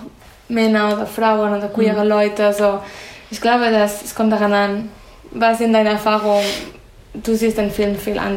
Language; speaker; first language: German; non-native, fluent; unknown